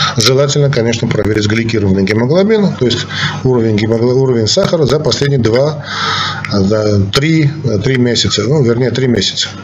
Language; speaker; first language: Russian; non-native, local second language; Armenian